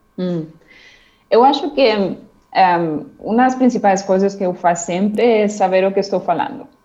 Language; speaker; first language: Portuguese; non-native, fluent; Spanish